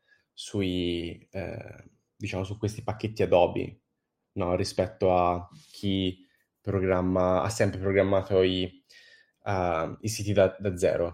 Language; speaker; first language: Italian; native; Italian